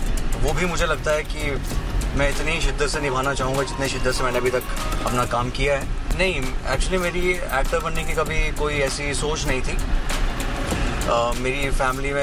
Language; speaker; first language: Hindi; native; Hindi